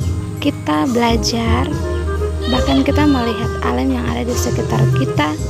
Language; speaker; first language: Indonesian; native; Indonesian